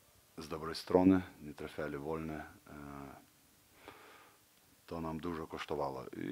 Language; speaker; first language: Polish; non-native, fluent; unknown